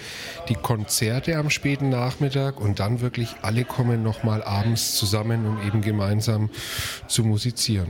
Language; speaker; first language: German; native; German